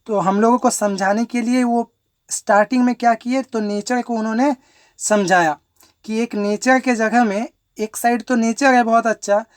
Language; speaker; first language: Hindi; non-native, local second language; Bangla